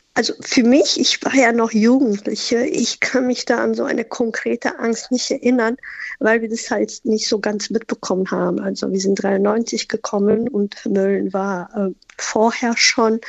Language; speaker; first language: German; non-native, fluent; Albanian